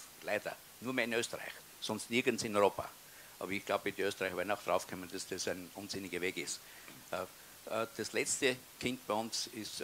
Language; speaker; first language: German; native; German